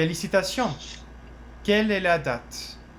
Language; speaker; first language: French; non-native, fluent; English